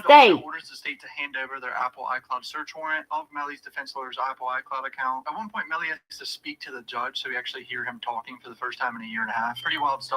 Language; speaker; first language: English; native; English